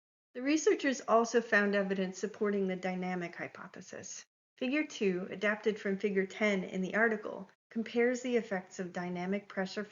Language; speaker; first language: English; native; English